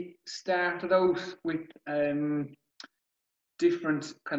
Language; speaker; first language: English; native; English